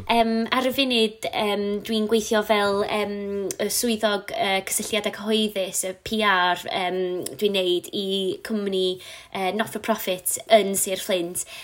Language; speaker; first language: Welsh; non-native, local second language; English